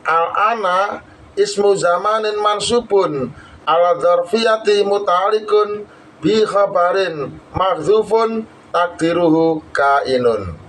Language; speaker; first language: Arabic; non-native, fluent; Javanese